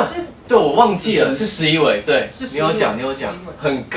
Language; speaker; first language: Chinese; native; Chinese